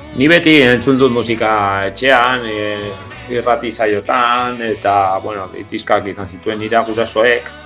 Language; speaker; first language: Basque; non-native, local second language; Spanish